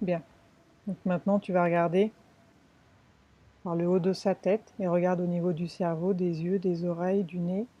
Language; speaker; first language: French; native; French